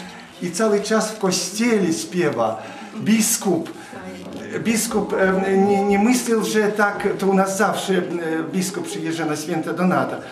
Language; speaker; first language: Polish; early bilingual, heritage; Polish